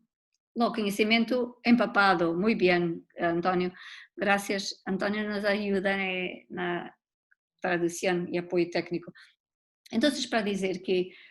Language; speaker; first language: Spanish; non-native, learner; Portuguese